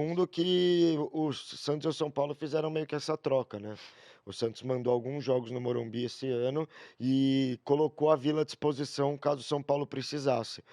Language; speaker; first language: Portuguese; native; Portuguese